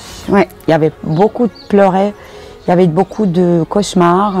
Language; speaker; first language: French; non-native, fluent; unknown